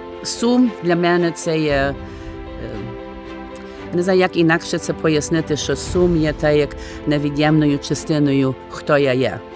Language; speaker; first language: Ukrainian; early bilingual, heritage; Ukrainian